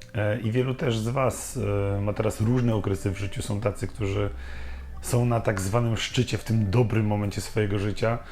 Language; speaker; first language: Polish; native; Polish